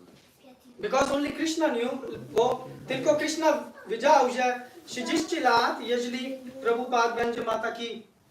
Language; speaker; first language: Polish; non-native, learner; Hindi